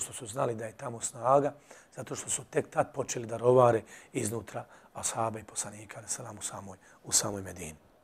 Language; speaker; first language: Serbian; native; Serbian